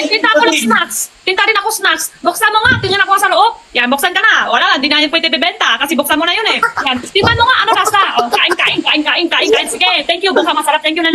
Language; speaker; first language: Filipino; non-native, learner; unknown